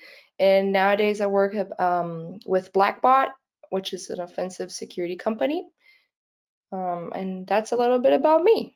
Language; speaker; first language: English; non-native, fluent; Portuguese